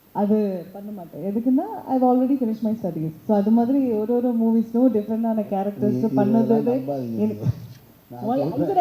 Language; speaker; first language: Tamil; early bilingual, heritage; Tamil